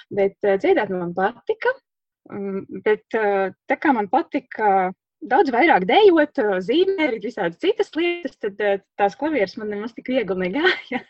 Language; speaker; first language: Latvian; native; Latvian